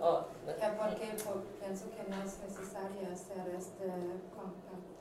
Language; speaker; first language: Spanish; non-native, learner; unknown